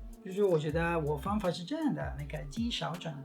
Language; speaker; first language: Chinese; non-native, fluent; Spanish